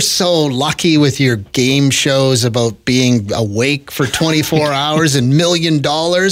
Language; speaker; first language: English; native; English